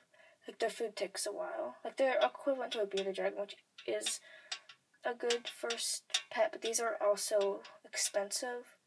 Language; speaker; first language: English; native; English